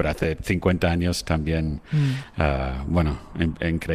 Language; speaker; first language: Spanish; non-native, fluent; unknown